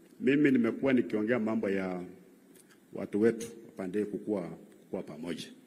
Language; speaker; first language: Swahili; non-native, local second language; Luyia